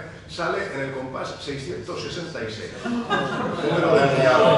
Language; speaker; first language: Spanish; native; Spanish